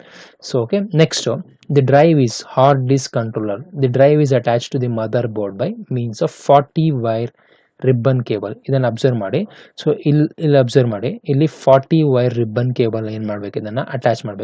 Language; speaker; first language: Kannada; native; Kannada